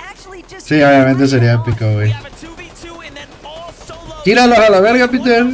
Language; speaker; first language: Spanish; native; Spanish